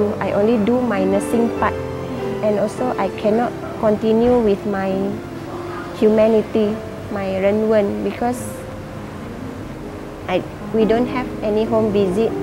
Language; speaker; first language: English; non-native, local second language; Malay